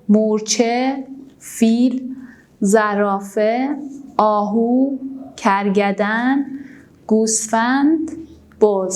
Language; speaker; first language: Persian; non-native, fluent; Urdu